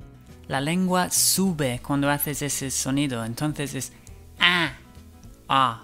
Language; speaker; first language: Spanish; non-native, fluent; English